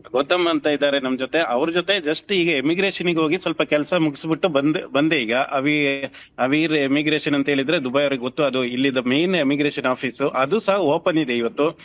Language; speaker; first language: Kannada; native; Kannada